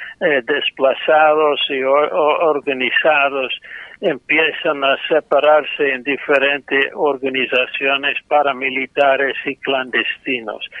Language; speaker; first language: Spanish; non-native, fluent; English